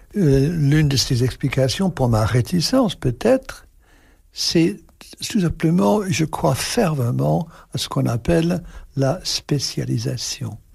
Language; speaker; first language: French; non-native, fluent; English